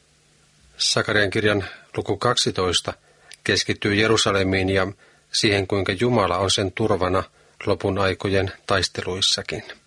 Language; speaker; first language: Finnish; native; Finnish